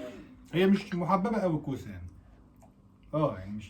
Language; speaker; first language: Arabic; native; Arabic